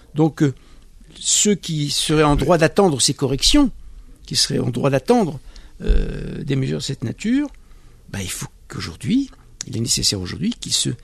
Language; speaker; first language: French; native; French